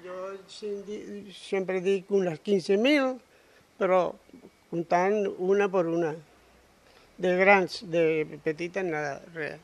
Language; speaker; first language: Catalan; non-native, local second language; Spanish